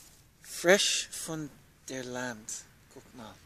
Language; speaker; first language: German; non-native, learner; English